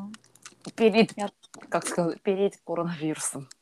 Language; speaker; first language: Russian; non-native, learner; Korean